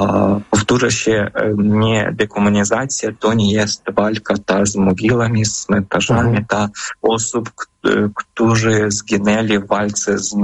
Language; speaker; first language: Polish; non-native, fluent; Ukrainian